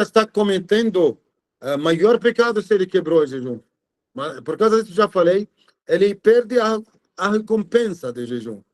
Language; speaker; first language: Portuguese; non-native, fluent; Arabic